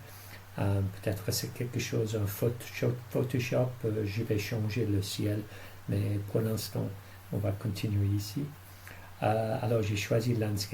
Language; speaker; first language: French; non-native, fluent; English